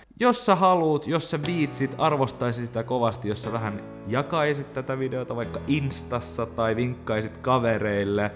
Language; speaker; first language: Finnish; non-native, local second language; Swedish